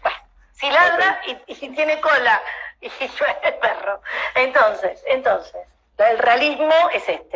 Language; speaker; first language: Spanish; native; Spanish